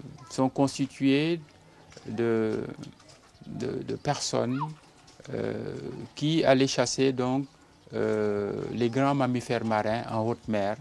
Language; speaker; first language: French; non-native, local second language; Serer